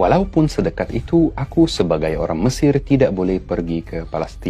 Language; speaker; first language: Indonesian; non-native, fluent; Arabic